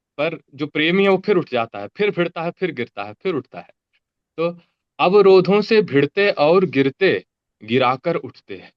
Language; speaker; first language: Hindi; native; Hindi